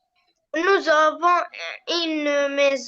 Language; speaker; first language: French; non-native, learner; Arabic